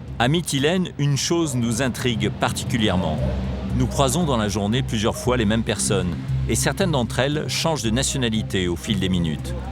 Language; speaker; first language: French; native; French